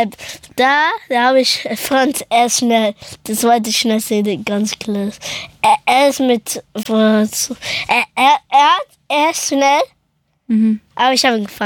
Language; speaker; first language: German; early bilingual, other home language; Persian